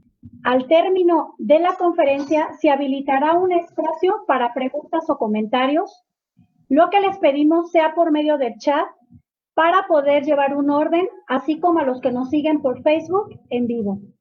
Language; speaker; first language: Spanish; native; Spanish